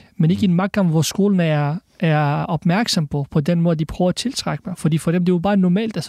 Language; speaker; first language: Danish; early bilingual, other home language; Arabic